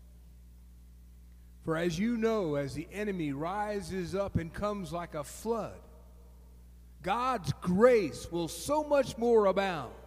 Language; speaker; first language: English; native; English